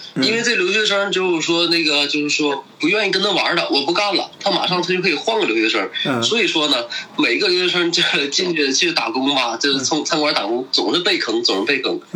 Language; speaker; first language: Chinese; native; Chinese